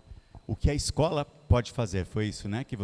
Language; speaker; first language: Portuguese; native; Portuguese